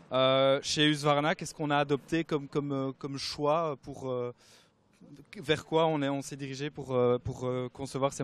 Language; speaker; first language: French; native; French